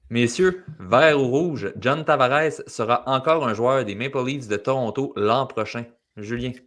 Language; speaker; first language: French; native; French